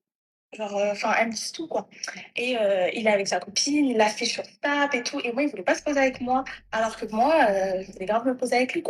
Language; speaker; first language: French; native; French